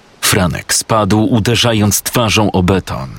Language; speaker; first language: Polish; native; Polish